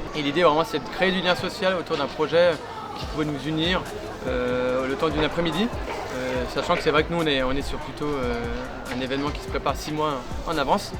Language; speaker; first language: French; native; French